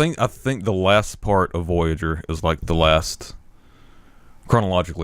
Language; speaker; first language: English; native; English